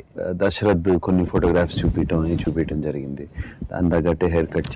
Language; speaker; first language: Telugu; native; Telugu